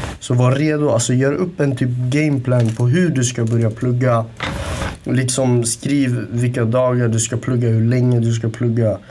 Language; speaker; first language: Swedish; early bilingual, other home language; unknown